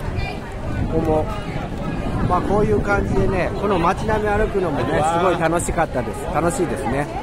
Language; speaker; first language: Japanese; native; Japanese